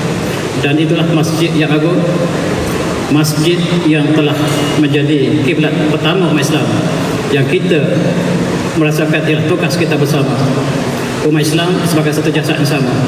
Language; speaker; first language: Malay; native; Malay